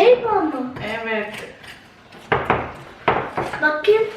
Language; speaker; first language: Turkish; early bilingual, heritage; Turkish